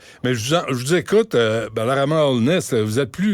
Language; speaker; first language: French; native; French